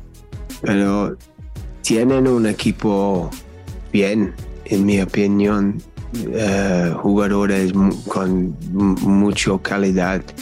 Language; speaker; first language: Spanish; non-native, learner; English